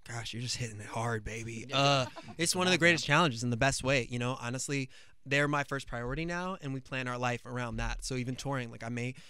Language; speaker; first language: English; native; English